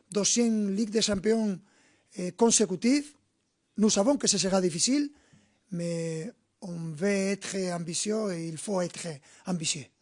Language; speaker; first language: French; non-native, fluent; Spanish